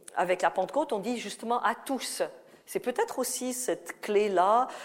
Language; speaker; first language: French; native; French